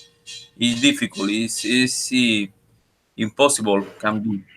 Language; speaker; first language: English; non-native, learner; Spanish